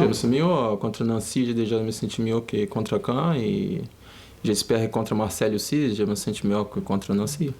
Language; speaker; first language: French; non-native, learner; Portuguese